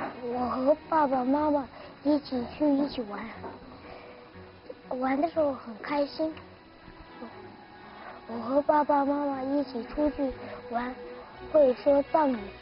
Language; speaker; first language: Chinese; non-native, local second language; Tibetan